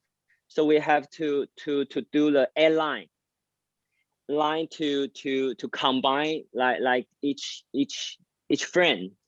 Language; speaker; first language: English; non-native, learner; Chinese